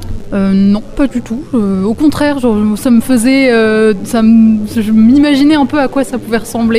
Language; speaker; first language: French; native; French